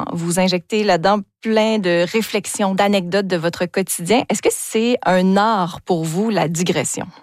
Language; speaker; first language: French; native; French